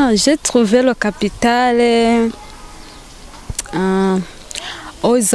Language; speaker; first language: French; non-native, learner; Rundi